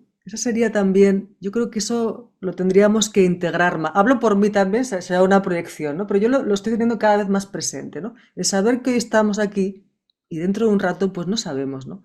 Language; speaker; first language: Spanish; native; Spanish